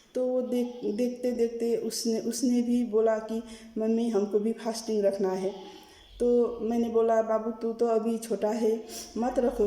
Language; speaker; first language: Hindi; non-native, learner; Nepali